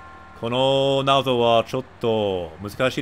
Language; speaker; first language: Japanese; non-native, fluent; English